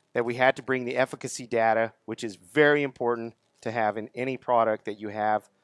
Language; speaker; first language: English; native; English